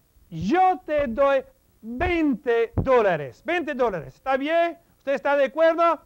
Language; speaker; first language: Spanish; non-native, fluent; English